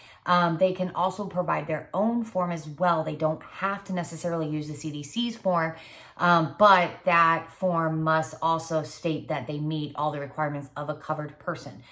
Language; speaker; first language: English; native; English